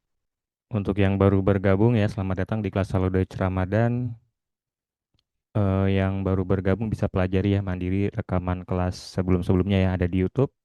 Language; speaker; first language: Indonesian; native; Indonesian